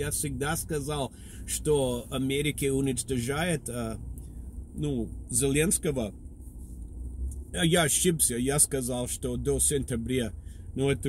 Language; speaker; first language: Russian; non-native, fluent; English